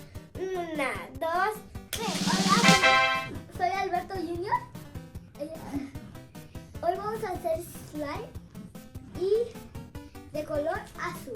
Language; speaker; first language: Spanish; native; Spanish